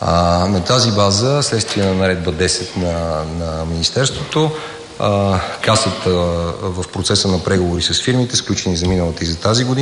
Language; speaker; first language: Bulgarian; native; Bulgarian